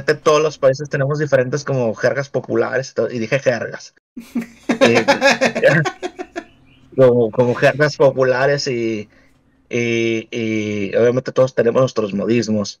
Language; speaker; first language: Spanish; native; Spanish